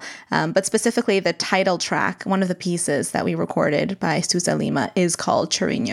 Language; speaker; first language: English; native; English